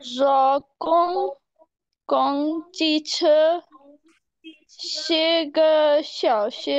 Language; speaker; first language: Chinese; non-native, learner; Urdu